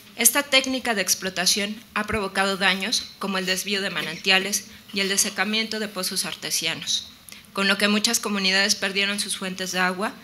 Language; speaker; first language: Spanish; native; Spanish